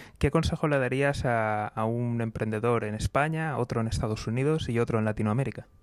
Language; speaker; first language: Spanish; native; Spanish